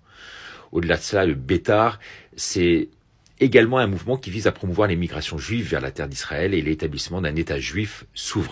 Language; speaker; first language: French; native; French